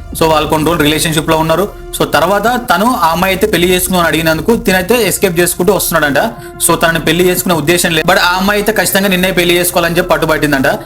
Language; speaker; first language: Telugu; native; Telugu